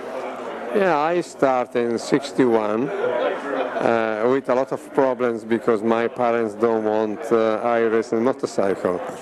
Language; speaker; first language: English; non-native, learner; Italian